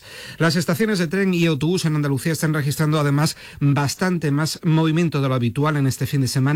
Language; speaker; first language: Spanish; native; Spanish